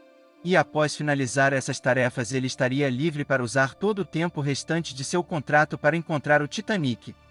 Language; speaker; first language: Portuguese; native; Portuguese